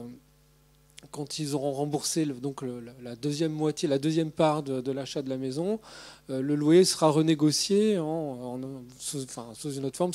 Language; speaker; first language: French; native; French